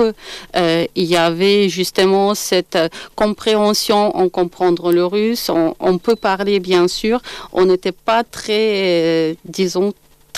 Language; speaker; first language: French; non-native, fluent; Ukrainian